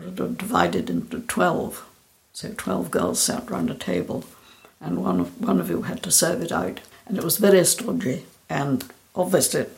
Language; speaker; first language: English; native; English